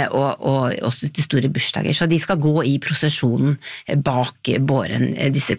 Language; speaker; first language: Norwegian; native; Norwegian